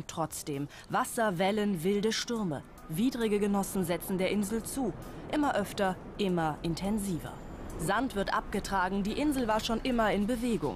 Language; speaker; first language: German; native; German